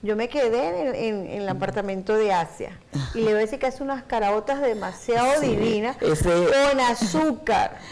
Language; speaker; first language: Spanish; native; Spanish